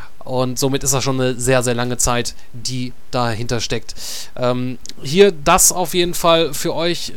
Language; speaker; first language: German; native; German